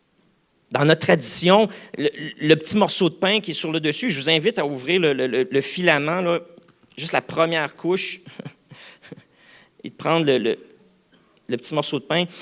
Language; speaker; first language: French; native; French